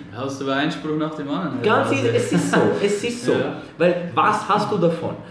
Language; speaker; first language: German; early bilingual, other home language; Serbian